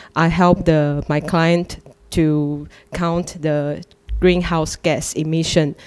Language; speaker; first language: English; non-native, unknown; Chinese